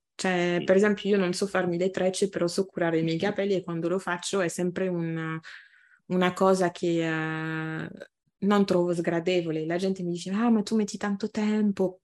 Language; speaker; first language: Italian; non-native, fluent; French